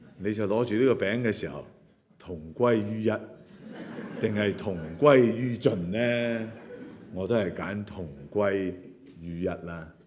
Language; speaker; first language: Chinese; non-native, local second language; Cantonese